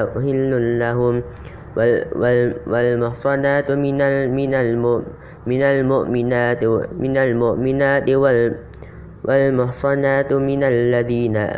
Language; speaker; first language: Arabic; non-native, learner; Indonesian